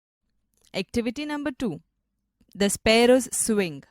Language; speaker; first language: English; non-native, local second language; Gujarati